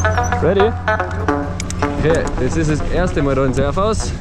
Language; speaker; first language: German; native; German